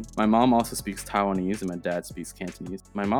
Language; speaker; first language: English; early bilingual, other home language; Chinese